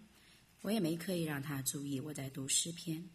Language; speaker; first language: Chinese; native; Chinese